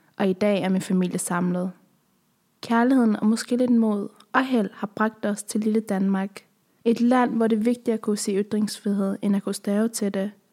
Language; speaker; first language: Danish; early bilingual, other home language; Persian